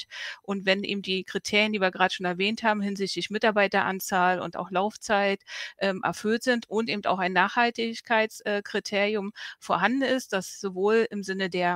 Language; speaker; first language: German; native; German